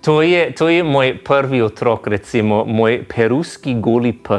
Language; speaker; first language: Slovenian; non-native, fluent; English